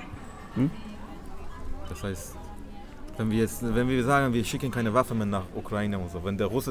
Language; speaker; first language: German; non-native, fluent; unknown